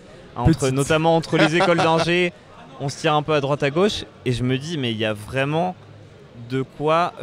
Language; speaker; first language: French; native; French